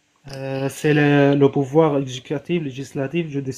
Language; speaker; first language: French; non-native, fluent; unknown